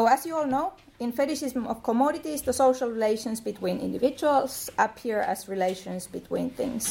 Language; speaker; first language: English; non-native, fluent; Finnish